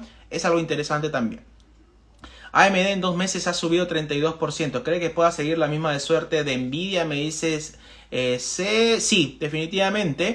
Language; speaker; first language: Spanish; native; Spanish